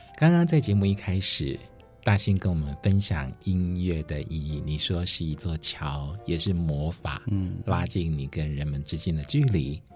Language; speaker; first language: Chinese; native; Chinese